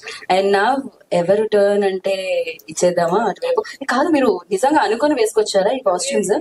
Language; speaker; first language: Telugu; native; Telugu